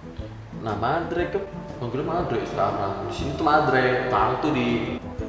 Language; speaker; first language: Indonesian; native; Indonesian